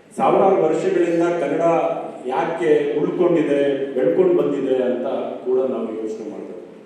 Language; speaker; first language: Kannada; non-native, local second language; Urdu